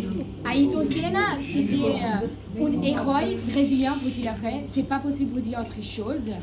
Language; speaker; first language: French; non-native, learner; Portuguese